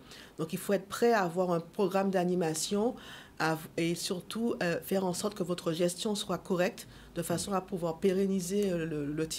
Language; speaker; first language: French; native; French